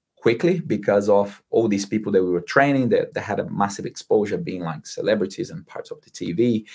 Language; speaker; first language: English; non-native, fluent; Portuguese